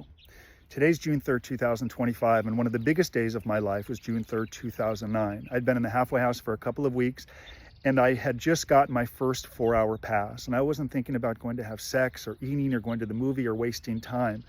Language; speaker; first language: English; native; English